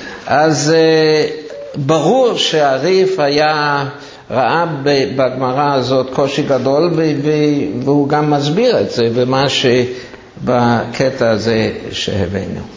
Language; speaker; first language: Hebrew; non-native, fluent; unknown